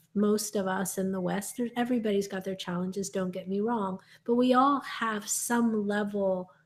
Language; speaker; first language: English; native; English